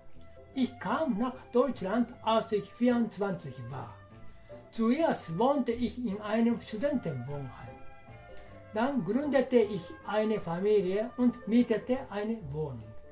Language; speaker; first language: German; non-native, fluent; Japanese